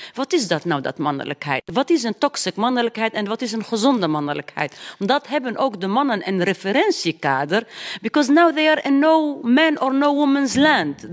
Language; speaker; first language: Dutch; non-native, fluent; Arabic